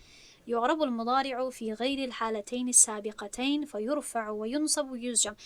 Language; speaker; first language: Arabic; non-native, fluent; Tajik